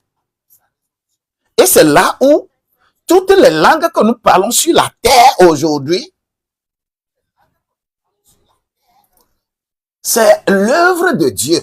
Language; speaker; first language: French; non-native, local second language; Ewe